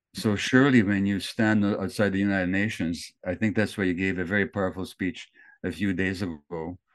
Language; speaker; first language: English; early bilingual, other home language; Hungarian